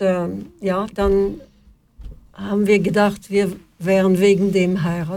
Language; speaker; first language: German; non-native, fluent; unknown